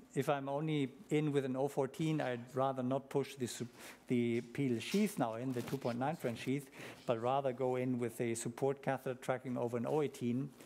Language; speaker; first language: English; non-native, fluent; German